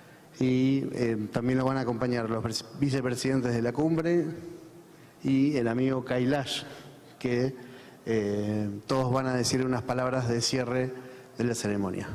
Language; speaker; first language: Spanish; native; Spanish